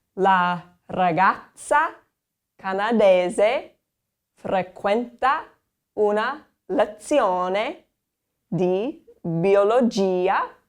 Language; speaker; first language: Italian; non-native, fluent; English